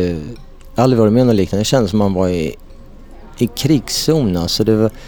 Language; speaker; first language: Swedish; native; Swedish